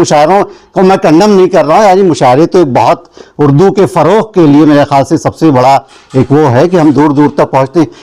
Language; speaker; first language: Urdu; native; Urdu